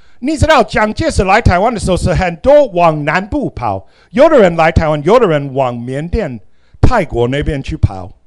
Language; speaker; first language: Chinese; non-native, fluent; English